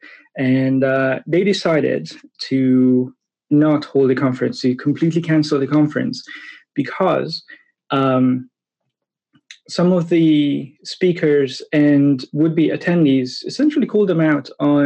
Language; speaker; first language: English; non-native, fluent; Hungarian